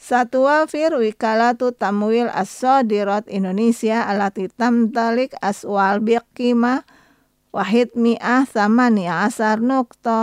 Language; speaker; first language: Arabic; non-native, fluent; Indonesian